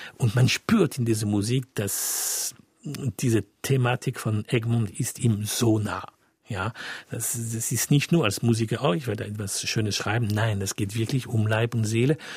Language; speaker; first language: German; non-native, fluent; French